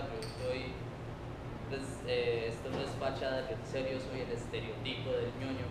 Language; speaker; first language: Spanish; native; Spanish